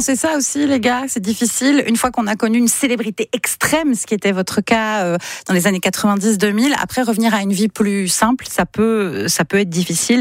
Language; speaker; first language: French; native; French